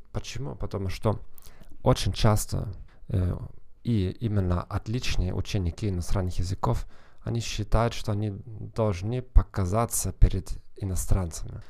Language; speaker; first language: Russian; non-native, fluent; German